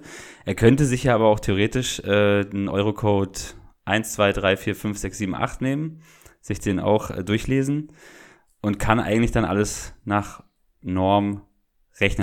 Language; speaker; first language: German; native; German